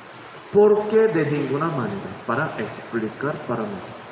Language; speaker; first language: Spanish; non-native, learner; Korean